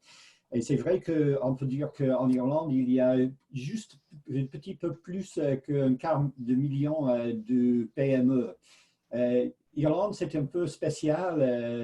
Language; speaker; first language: French; non-native, fluent; English